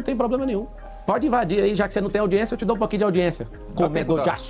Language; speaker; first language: Portuguese; native; Portuguese